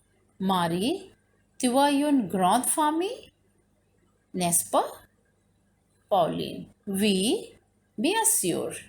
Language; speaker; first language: French; non-native, fluent; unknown